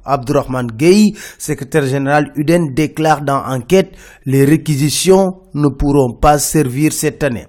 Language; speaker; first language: French; non-native, local second language; Wolof